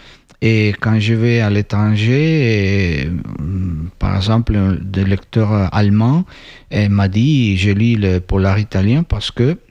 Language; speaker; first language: French; non-native, fluent; Italian